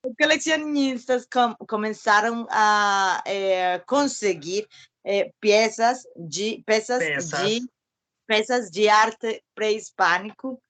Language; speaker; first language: Portuguese; non-native, learner; Spanish